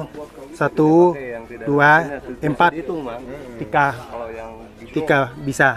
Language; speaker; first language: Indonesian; non-native, learner; Thai